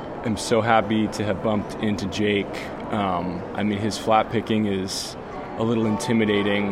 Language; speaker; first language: English; native; English